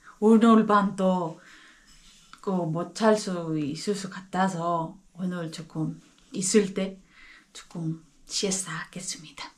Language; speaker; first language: Korean; non-native, learner; Spanish